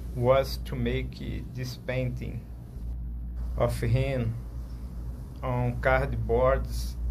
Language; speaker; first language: English; non-native, learner; Portuguese